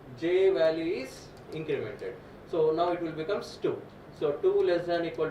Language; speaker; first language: English; non-native, local second language; Telugu